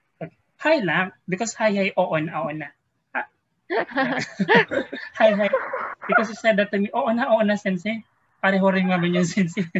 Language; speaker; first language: Japanese; non-native, fluent; Filipino